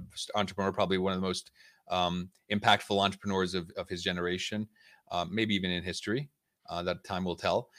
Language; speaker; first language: English; native; English